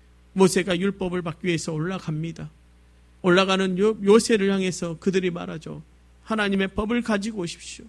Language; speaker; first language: Korean; native; Korean